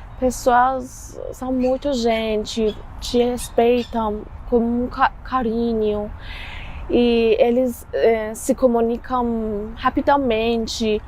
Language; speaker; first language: Portuguese; non-native, fluent; Persian